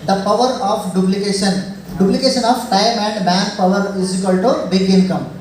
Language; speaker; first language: Hindi; non-native, local second language; Telugu